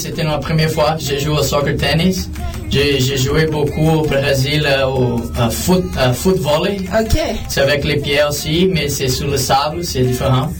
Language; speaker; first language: French; non-native, fluent; Portuguese